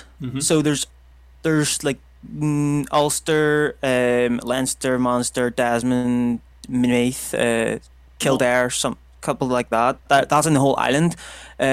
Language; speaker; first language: English; native; English